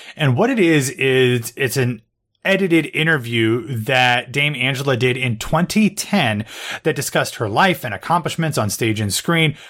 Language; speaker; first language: English; native; English